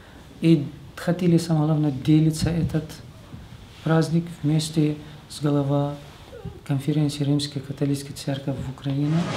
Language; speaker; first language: Russian; non-native, learner; Arabic